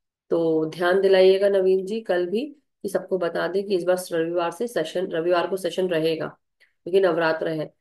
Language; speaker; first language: Hindi; native; Hindi